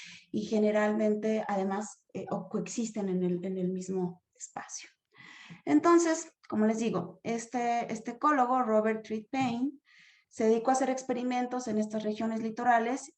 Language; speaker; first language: Spanish; native; Spanish